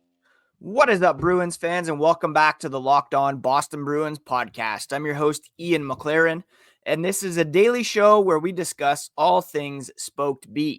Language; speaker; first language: English; native; English